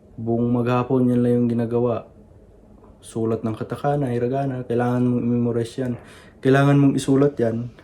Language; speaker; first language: Filipino; native; Filipino